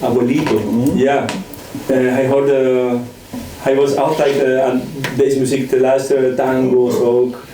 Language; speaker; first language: Dutch; non-native, fluent; Spanish